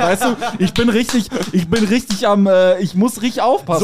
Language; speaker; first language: German; native; German